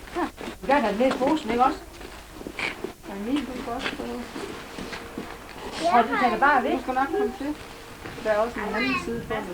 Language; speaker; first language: Danish; native; Danish